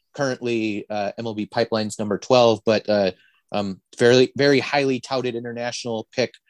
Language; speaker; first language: English; native; English